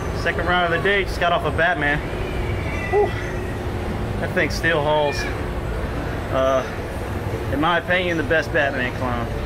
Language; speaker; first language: English; native; English